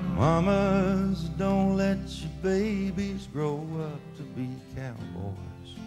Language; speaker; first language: English; native; English